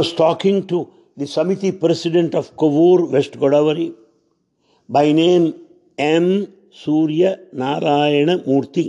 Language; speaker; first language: English; non-native, local second language; Telugu